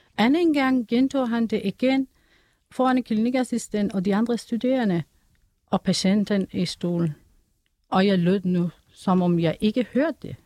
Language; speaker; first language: Danish; non-native, fluent; Persian